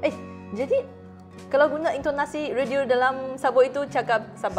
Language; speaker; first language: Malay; non-native, fluent; Chinese